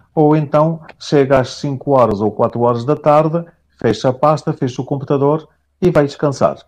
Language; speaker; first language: Portuguese; non-native, local second language; Kabuverdianu